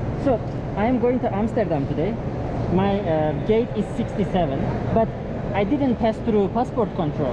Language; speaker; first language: English; non-native, fluent; Turkish